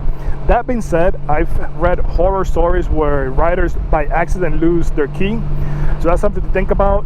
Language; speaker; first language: English; native; English